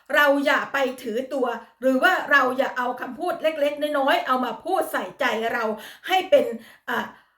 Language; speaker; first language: Thai; native; Thai